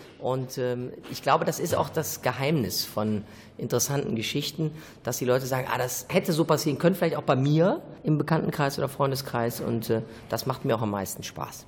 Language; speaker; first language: German; native; German